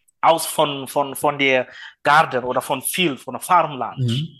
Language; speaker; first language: German; non-native, learner; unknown